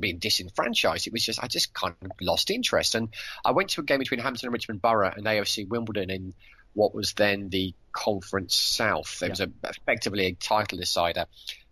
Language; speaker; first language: English; native; English